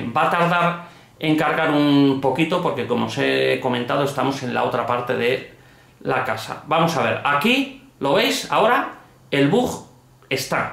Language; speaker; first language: Spanish; native; Spanish